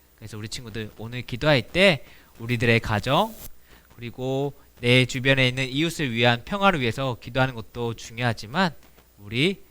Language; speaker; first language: Korean; native; Korean